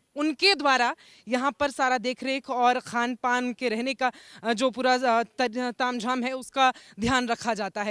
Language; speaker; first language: Hindi; native; Hindi